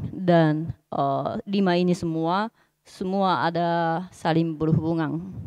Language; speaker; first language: Indonesian; non-native, fluent; Japanese